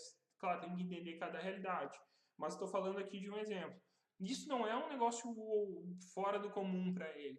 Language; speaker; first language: Portuguese; native; Portuguese